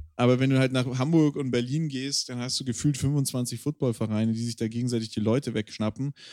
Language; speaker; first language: German; native; German